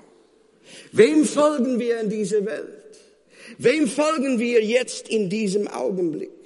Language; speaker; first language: German; non-native, fluent; Afrikaans